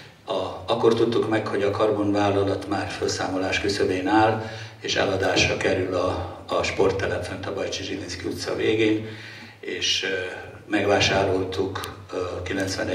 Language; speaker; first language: Hungarian; native; Hungarian